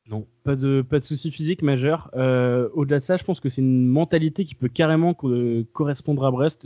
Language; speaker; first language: French; native; French